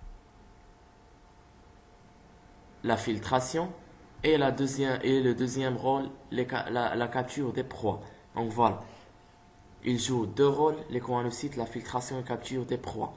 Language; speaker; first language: French; non-native, local second language; Arabic